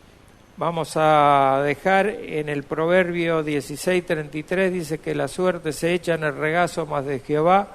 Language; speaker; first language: Spanish; native; Spanish